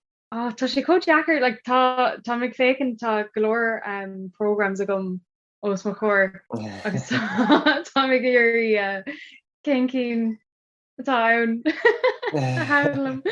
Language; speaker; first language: Irish; non-native, local second language; English